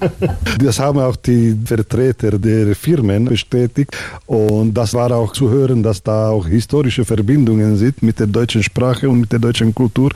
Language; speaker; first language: German; non-native, fluent; Slovak